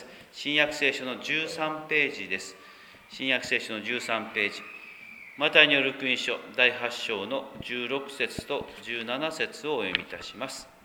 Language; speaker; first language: Japanese; native; Japanese